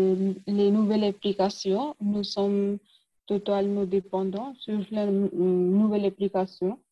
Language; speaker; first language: French; non-native, learner; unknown